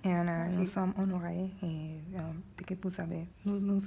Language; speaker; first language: French; non-native, learner; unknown